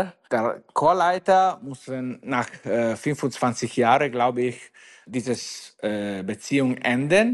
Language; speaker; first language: German; non-native, learner; Italian